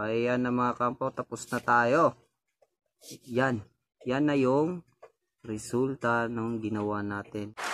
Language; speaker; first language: Filipino; non-native, local second language; Cebuano